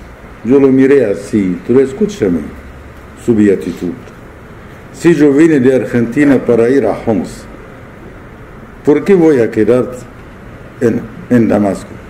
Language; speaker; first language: Spanish; non-native, fluent; Arabic